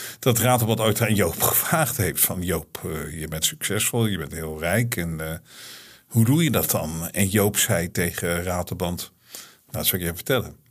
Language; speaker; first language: Dutch; native; Dutch